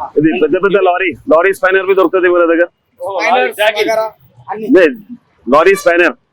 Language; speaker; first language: Telugu; non-native, local second language; Urdu